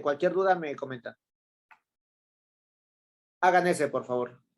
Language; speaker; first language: Spanish; native; Spanish